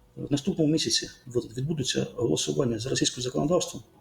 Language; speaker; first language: Ukrainian; native; Ukrainian